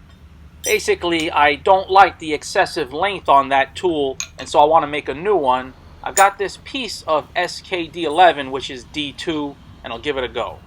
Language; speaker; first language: English; native; English